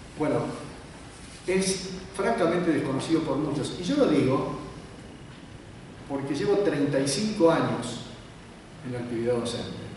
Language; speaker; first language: Spanish; native; Spanish